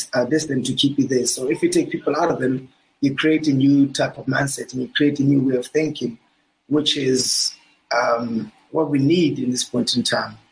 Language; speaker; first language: English; non-native, local second language; Southern Sotho